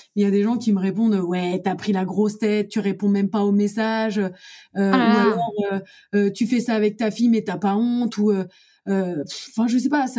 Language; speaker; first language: French; native; French